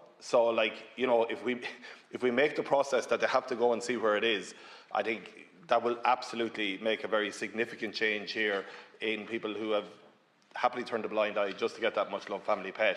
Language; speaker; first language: English; native; English